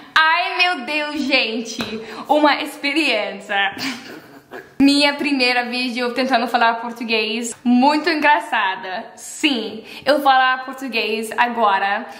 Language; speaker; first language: Portuguese; non-native, learner; Dutch